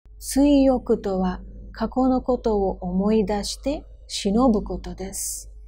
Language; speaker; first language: Japanese; non-native, fluent; Hindi